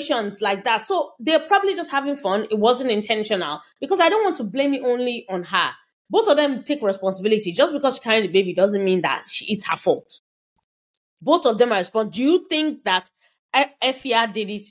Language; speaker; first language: English; non-native, local second language; Yoruba